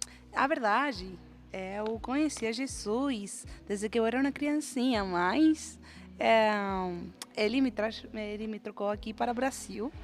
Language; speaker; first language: Portuguese; non-native, fluent; Spanish